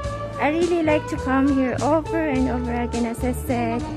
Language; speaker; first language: English; non-native, local second language; Filipino